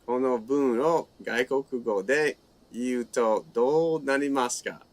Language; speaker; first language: Japanese; non-native, fluent; English